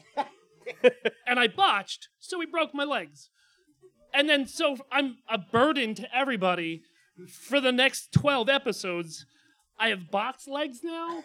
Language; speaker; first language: English; native; English